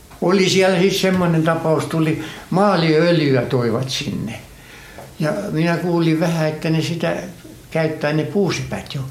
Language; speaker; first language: Finnish; native; Finnish